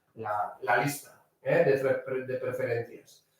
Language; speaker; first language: Spanish; native; Spanish